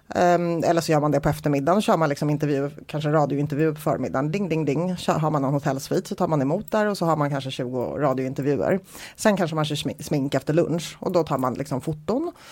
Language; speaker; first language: Swedish; early bilingual, other home language; Polish